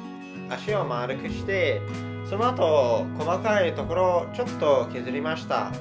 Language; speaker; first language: Japanese; non-native, learner; English